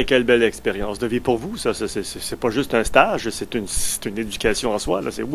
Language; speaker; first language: French; native; French